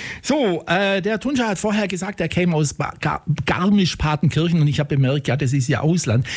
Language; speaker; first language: German; native; German